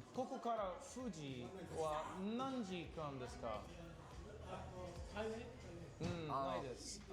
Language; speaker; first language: Japanese; non-native, learner; English